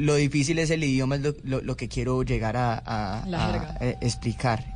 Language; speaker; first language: Spanish; early bilingual, heritage; Spanish